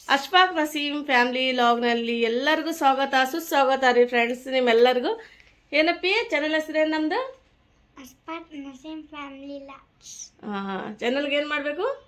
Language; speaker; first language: Kannada; native; Kannada